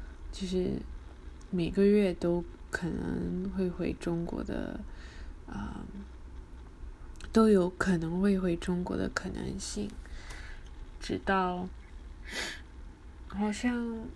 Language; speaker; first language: Chinese; early bilingual, other home language; English